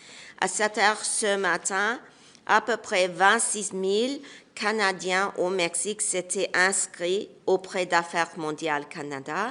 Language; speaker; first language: French; non-native, local second language; English